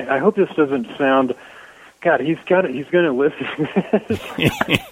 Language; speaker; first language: English; native; English